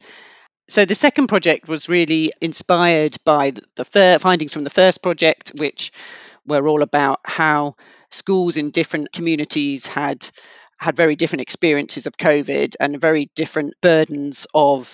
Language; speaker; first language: English; native; English